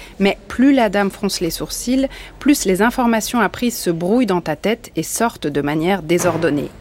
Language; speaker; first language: French; native; French